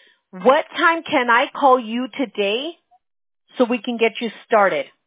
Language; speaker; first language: English; early bilingual, other home language; Spanish